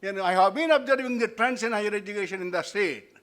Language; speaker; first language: English; non-native, local second language; Telugu